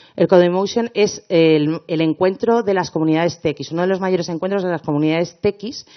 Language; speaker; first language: Spanish; native; Spanish